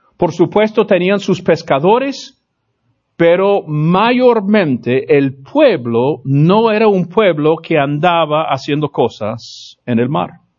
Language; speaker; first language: Spanish; non-native, fluent; English